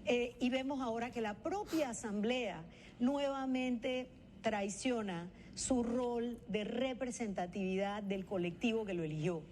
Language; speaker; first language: Spanish; native; Spanish